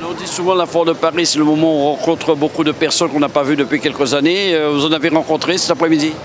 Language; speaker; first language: French; native; French